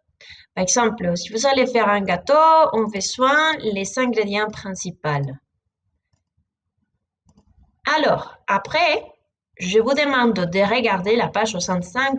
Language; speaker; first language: French; non-native, fluent; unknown